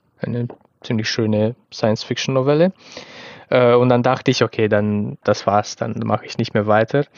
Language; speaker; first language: German; non-native, fluent; Romanian